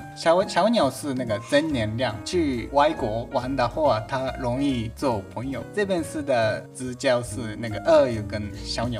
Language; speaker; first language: Chinese; non-native, learner; Japanese